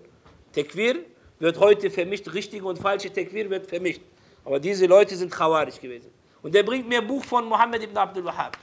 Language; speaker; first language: German; non-native, fluent; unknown